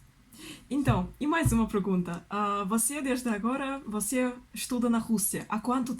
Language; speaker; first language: Portuguese; non-native, fluent; Russian